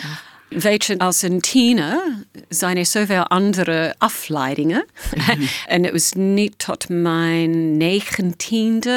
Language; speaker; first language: Dutch; non-native, fluent; English